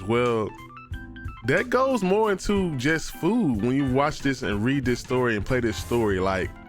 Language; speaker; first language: English; native; English